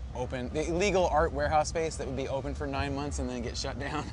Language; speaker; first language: English; native; English